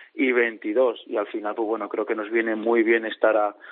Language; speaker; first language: Spanish; native; Spanish